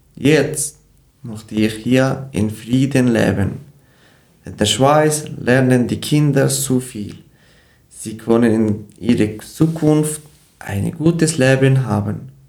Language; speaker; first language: German; non-native, learner; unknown